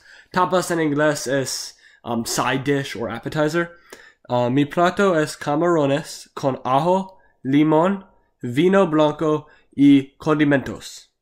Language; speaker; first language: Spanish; non-native, learner; English